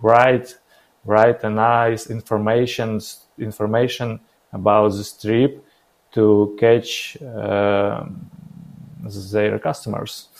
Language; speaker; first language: English; non-native, learner; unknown